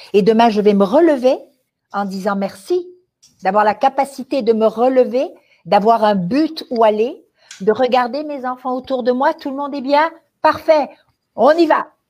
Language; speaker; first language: French; non-native, local second language; Arabic